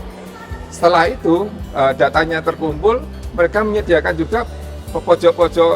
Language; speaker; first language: Indonesian; native; Indonesian